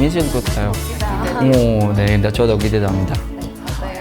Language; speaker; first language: Korean; non-native, learner; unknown